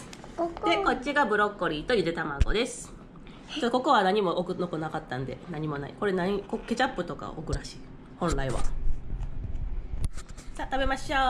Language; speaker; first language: Japanese; native; Japanese